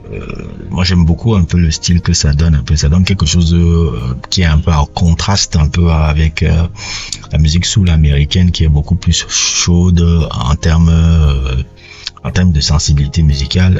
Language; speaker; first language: French; native; French